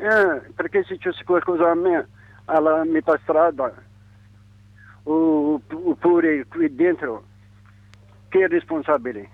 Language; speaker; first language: Italian; non-native, learner; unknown